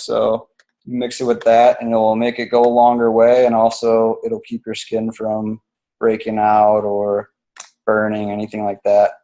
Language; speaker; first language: English; native; English